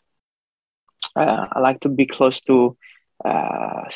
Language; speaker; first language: English; non-native, fluent; Italian